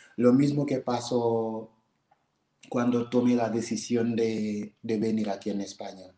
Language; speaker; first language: Spanish; non-native, fluent; Wolof